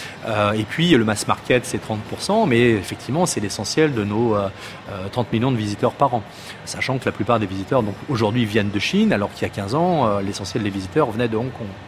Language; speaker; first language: French; native; French